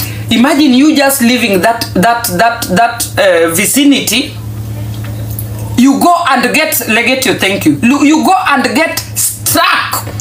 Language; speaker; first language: English; non-native, local second language; Luo (Kenya and Tanzania)